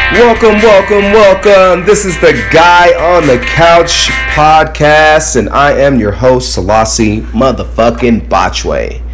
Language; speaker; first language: English; early bilingual, other home language; Akan